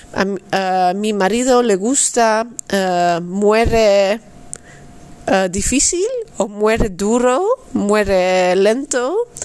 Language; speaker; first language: Spanish; non-native, fluent; Dutch